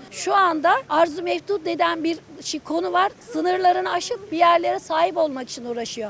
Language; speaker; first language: Turkish; native; Turkish